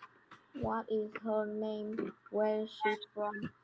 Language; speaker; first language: English; non-native, learner; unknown